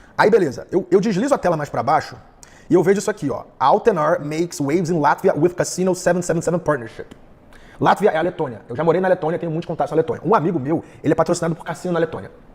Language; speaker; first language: Portuguese; early bilingual, heritage; Portuguese